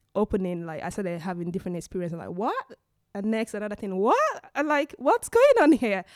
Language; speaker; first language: English; non-native, local second language; Igbo